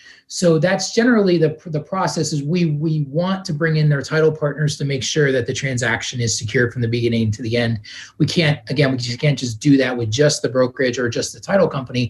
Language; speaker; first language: English; native; English